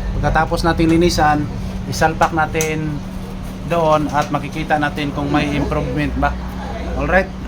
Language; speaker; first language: Filipino; non-native, local second language; Cebuano